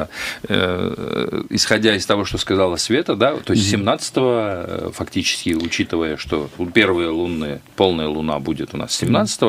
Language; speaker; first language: Russian; native; Russian